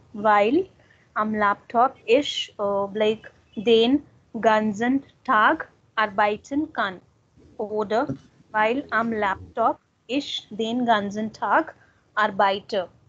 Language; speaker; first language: German; non-native, fluent; Hindi